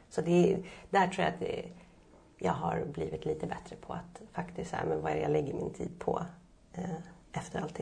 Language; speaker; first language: Swedish; native; Swedish